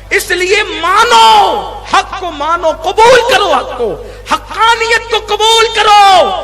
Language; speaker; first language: Urdu; native; Urdu